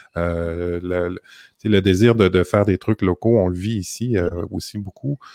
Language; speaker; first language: French; native; French